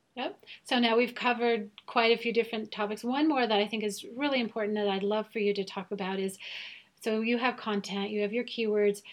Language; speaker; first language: English; non-native, fluent; German